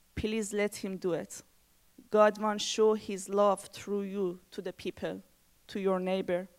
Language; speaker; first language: English; non-native, learner; Persian